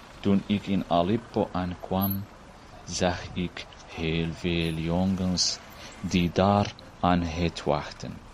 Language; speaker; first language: Dutch; non-native, learner; Arabic